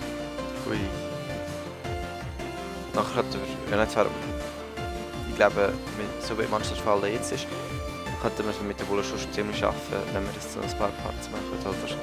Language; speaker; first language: German; native; German